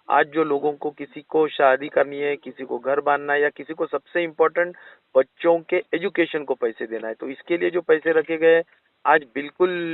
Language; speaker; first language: Hindi; non-native, local second language; Marathi